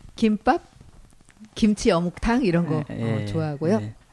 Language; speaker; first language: Korean; native; Korean